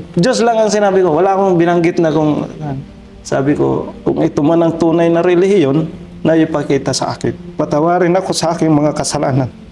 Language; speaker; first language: Filipino; non-native, local second language; Waray